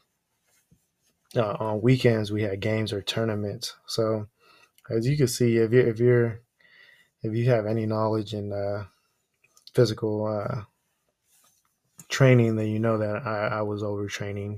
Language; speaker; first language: English; early bilingual, other home language; Spanish